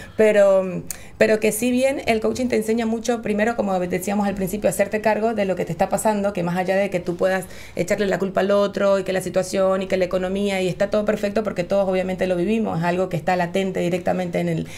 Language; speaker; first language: Spanish; native; Spanish